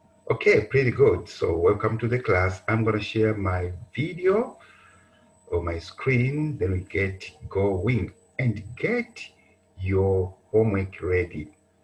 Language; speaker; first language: English; non-native, local second language; Bemba